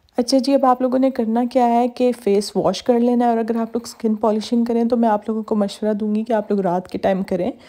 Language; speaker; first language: Urdu; native; Urdu